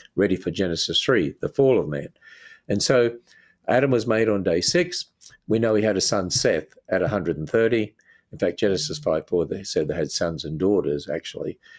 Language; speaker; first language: English; native; English